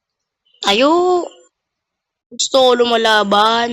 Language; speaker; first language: Filipino; native; Filipino